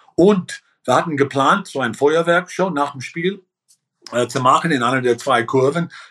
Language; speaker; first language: German; early bilingual, heritage; German